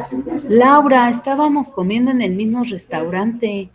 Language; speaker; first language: Spanish; native; Spanish